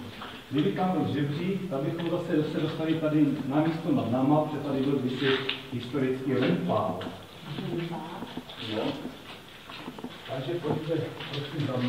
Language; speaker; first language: Czech; native; Czech